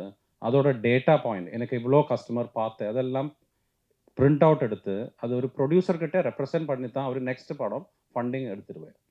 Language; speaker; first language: Tamil; non-native, local second language; Malayalam